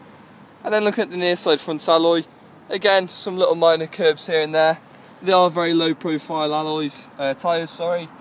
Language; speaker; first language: English; native; English